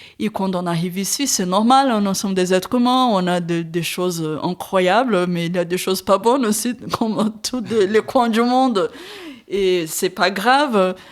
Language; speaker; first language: French; non-native, fluent; Portuguese